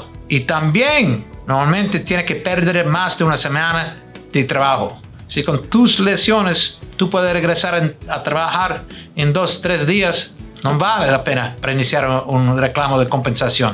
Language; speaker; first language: Spanish; non-native, fluent; English